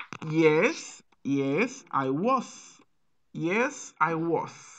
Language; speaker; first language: English; non-native, fluent; Spanish